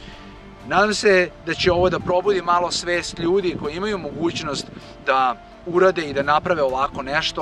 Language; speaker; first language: Serbian; native; Serbian